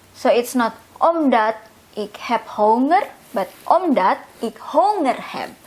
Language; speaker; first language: Dutch; non-native, fluent; Indonesian